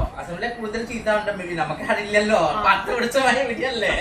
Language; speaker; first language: Malayalam; non-native, learner; Assamese